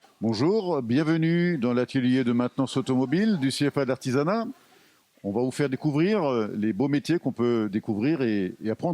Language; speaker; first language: French; native; French